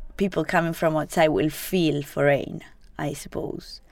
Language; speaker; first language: English; non-native, fluent; Italian